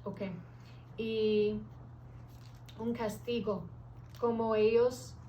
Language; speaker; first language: Spanish; early bilingual, heritage; English